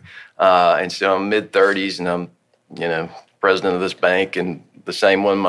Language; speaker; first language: English; native; English